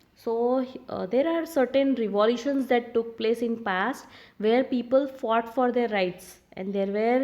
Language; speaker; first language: English; non-native, local second language; Hindi